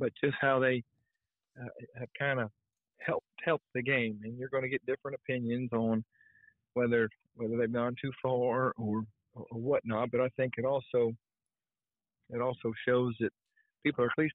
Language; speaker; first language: English; native; English